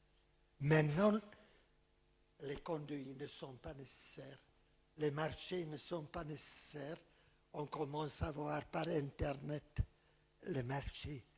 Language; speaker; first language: French; non-native, fluent; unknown